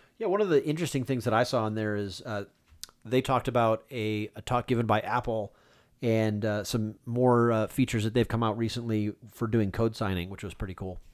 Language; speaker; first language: English; native; English